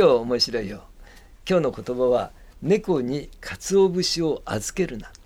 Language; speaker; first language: Japanese; native; Japanese